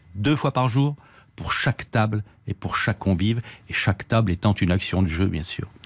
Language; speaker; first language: French; native; French